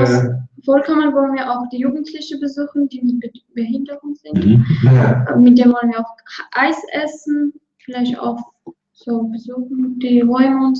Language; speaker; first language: German; non-native, learner; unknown